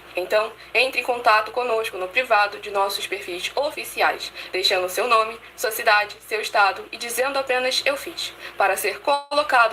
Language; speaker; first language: Portuguese; native; Portuguese